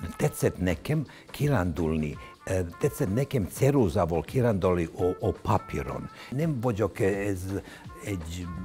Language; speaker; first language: Hungarian; non-native, learner; Serbian